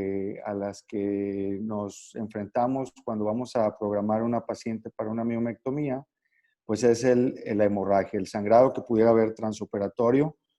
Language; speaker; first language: Spanish; native; Spanish